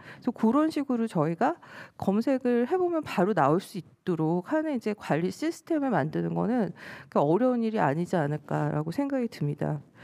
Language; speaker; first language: Korean; native; Korean